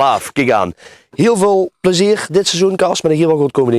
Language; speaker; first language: Dutch; native; Dutch